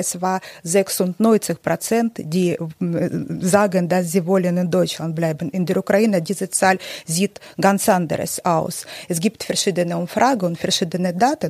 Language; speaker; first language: German; non-native, learner; Ukrainian